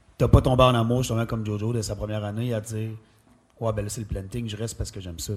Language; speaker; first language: French; native; French